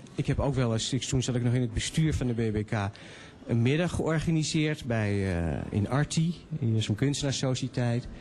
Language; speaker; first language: Dutch; native; Dutch